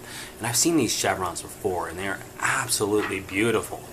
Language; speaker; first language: English; native; English